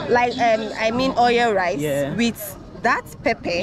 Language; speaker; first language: English; non-native, local second language; Yoruba